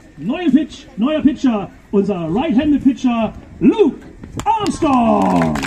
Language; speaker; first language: German; native; German